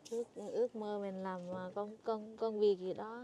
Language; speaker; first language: Vietnamese; non-native, local second language; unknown